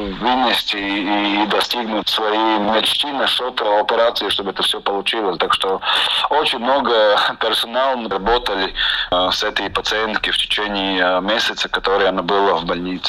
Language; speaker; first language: Russian; non-native, local second language; Latvian